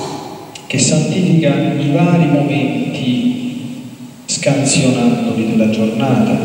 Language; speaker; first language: Italian; native; Italian